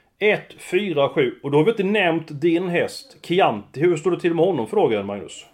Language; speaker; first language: Swedish; native; Swedish